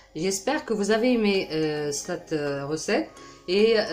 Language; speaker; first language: French; non-native, local second language; Arabic